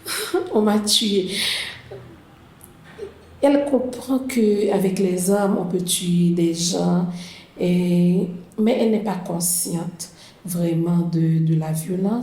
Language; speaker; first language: French; non-native, local second language; Haitian Creole